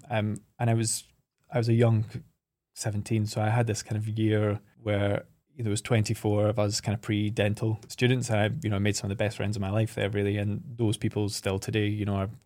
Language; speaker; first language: English; native; English